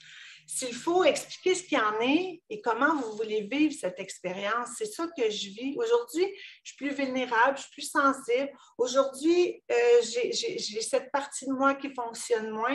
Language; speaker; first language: French; native; French